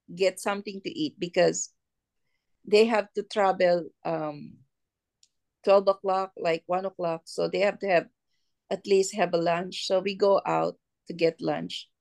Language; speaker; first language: English; non-native, local second language; Filipino